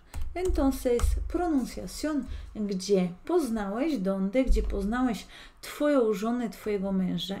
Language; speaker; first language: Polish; non-native, fluent; Spanish